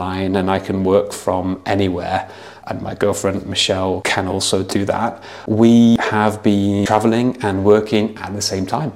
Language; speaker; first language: English; native; English